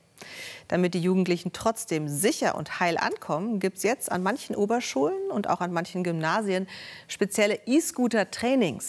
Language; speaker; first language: German; native; German